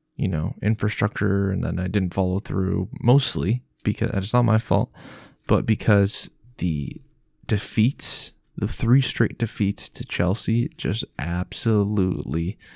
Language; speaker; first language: English; native; English